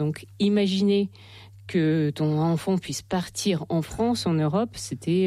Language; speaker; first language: French; non-native, fluent; Russian